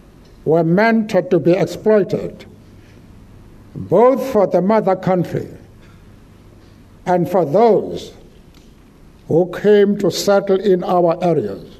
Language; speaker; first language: English; non-native, local second language; Xhosa